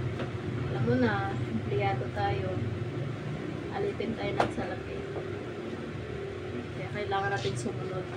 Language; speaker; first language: Filipino; native; Filipino